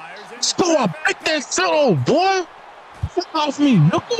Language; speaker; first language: English; native; English